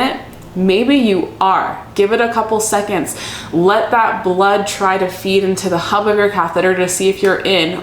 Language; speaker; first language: English; native; English